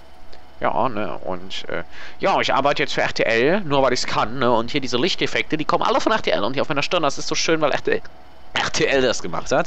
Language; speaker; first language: German; native; German